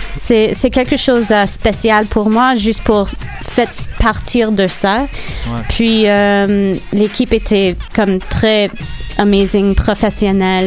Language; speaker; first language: French; non-native, local second language; English